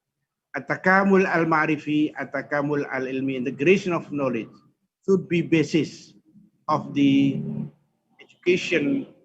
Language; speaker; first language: English; non-native, fluent; Indonesian